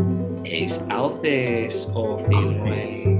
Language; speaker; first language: Greek; non-native, fluent; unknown